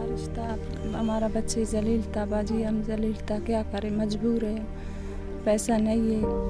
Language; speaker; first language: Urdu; non-native, local second language; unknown